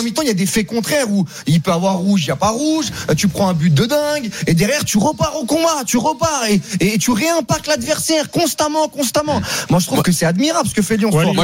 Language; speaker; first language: French; native; French